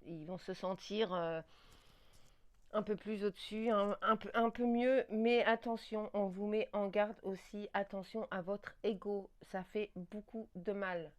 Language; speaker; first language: French; native; French